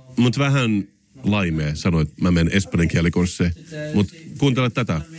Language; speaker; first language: Finnish; non-native, local second language; Swedish